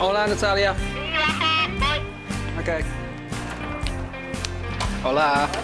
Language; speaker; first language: Spanish; non-native, learner; English